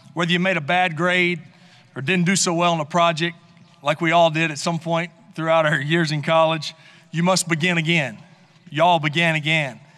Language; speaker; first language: English; native; English